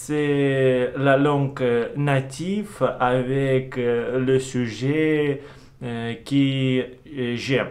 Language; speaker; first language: French; non-native, learner; Russian